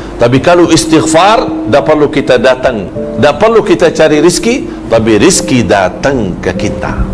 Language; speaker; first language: Malay; non-native, fluent; Arabic